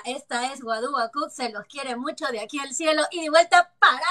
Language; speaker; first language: Spanish; early bilingual, heritage; Chinese